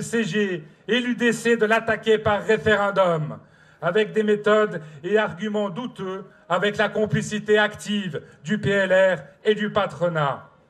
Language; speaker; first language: French; native; French